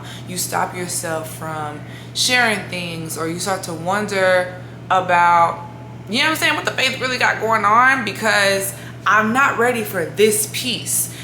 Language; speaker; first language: English; native; English